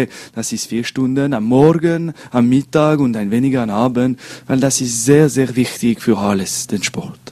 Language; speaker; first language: German; non-native, learner; French